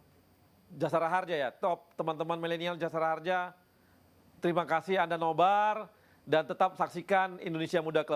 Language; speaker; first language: Indonesian; native; Indonesian